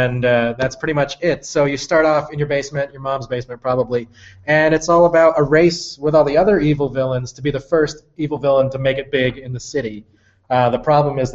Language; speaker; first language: English; native; English